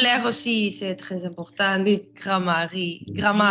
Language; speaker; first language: French; non-native, learner; Greek